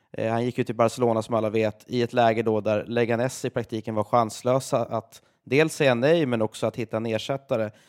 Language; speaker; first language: Swedish; early bilingual, heritage; Swedish